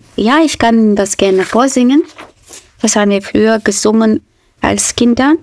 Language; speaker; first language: German; non-native, fluent; Russian